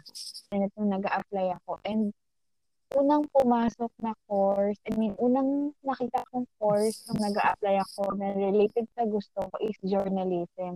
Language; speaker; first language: English; non-native, local second language; Filipino